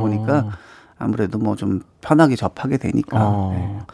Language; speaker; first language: Korean; native; Korean